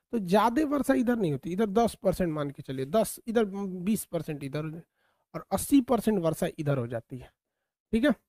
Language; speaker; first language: Hindi; native; Hindi